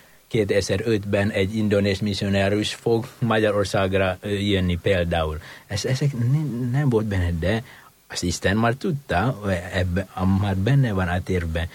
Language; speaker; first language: Hungarian; non-native, fluent; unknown